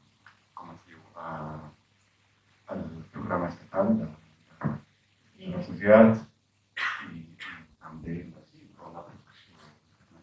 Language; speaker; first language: Catalan; non-native, fluent; Arabic